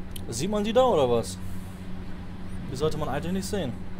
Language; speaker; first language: German; native; German